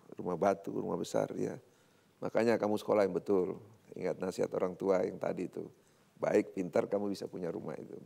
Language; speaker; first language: Indonesian; native; Indonesian